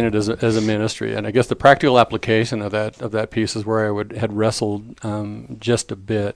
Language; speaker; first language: English; native; English